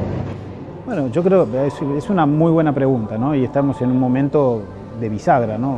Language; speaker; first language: Spanish; native; Spanish